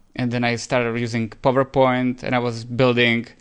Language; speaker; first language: English; non-native, fluent; Czech